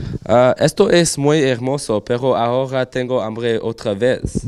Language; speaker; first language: Spanish; non-native, learner; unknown